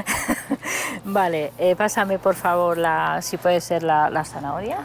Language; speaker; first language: Spanish; non-native, fluent; Romanian